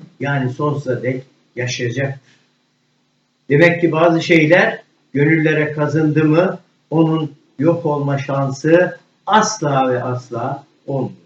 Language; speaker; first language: Turkish; native; Turkish